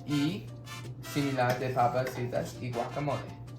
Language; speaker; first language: Spanish; non-native, learner; English